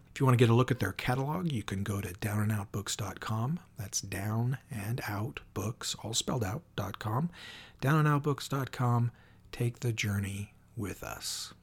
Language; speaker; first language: English; native; English